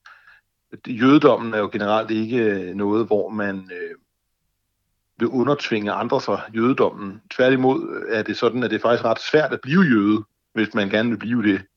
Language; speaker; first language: Danish; native; Danish